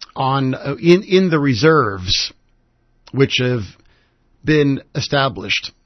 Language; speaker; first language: English; native; English